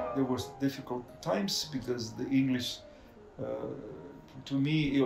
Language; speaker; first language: English; non-native, fluent; Spanish